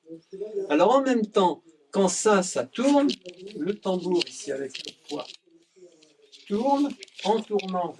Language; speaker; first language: French; native; French